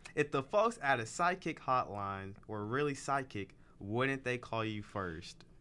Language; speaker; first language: English; native; English